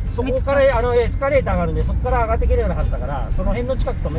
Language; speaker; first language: Japanese; native; Japanese